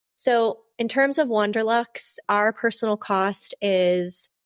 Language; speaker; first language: English; native; English